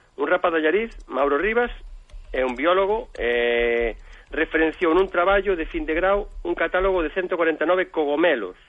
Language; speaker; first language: Galician; native; Galician